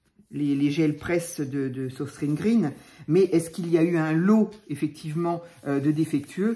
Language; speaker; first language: French; native; French